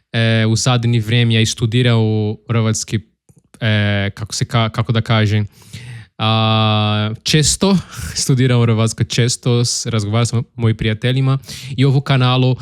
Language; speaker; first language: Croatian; non-native, learner; Portuguese